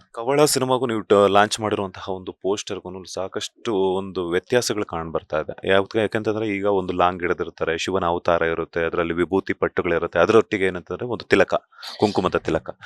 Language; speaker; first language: Kannada; native; Kannada